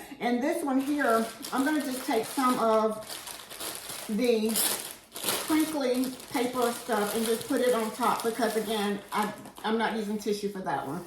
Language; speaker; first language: English; native; English